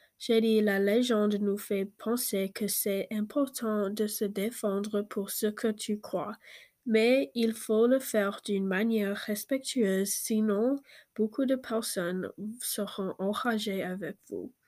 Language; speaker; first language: French; non-native, learner; English